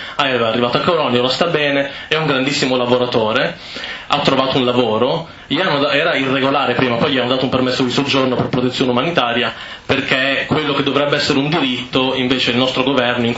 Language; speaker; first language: Italian; native; Italian